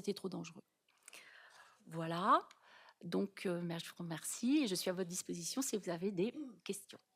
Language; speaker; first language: French; native; French